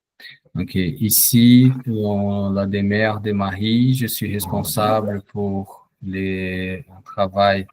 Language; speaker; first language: French; non-native, fluent; Portuguese